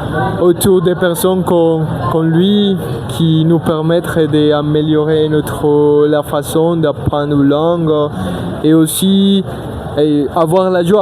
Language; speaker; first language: French; non-native, learner; Spanish